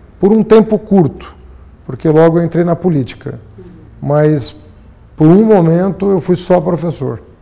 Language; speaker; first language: Portuguese; native; Portuguese